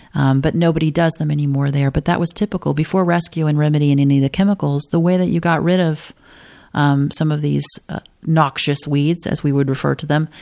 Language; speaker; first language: English; native; English